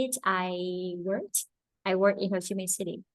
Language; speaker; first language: English; non-native, fluent; Vietnamese